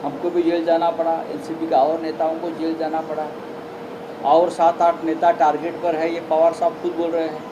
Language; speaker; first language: Hindi; non-native, local second language; Marathi